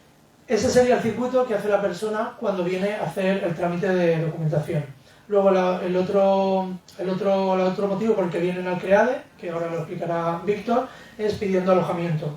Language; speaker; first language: Spanish; native; Spanish